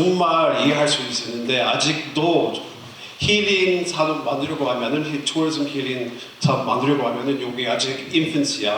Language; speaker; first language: Korean; non-native, fluent; English